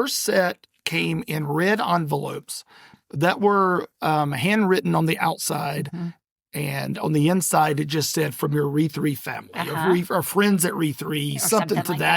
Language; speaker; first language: English; native; English